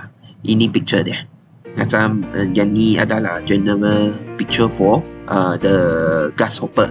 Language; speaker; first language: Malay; non-native, local second language; Chinese